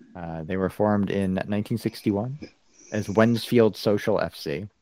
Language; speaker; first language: English; native; English